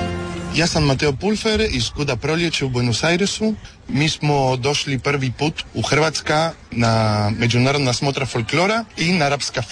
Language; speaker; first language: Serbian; early bilingual, heritage; Spanish